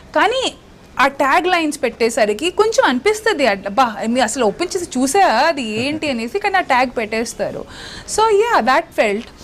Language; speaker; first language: Telugu; non-native, local second language; Hindi